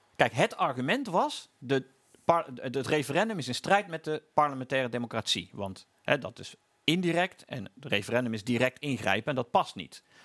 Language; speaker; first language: Dutch; native; Dutch